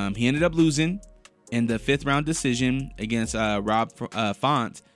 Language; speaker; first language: English; native; English